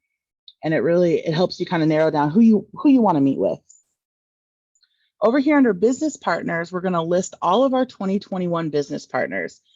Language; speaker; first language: English; native; English